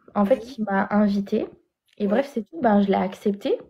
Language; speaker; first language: French; native; French